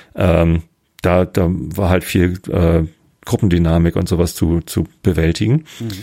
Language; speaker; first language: German; native; German